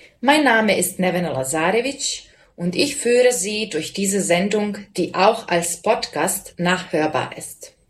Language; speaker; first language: German; non-native, fluent; Serbian